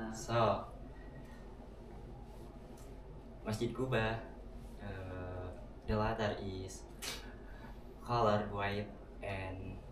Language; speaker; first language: English; non-native, learner; Indonesian